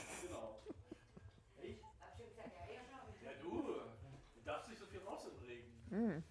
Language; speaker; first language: German; native; German